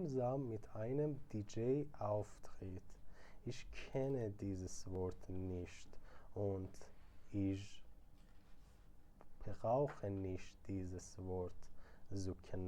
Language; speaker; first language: German; non-native, fluent; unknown